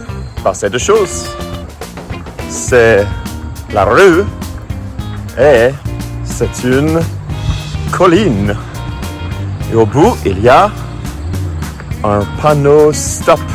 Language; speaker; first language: French; non-native, fluent; English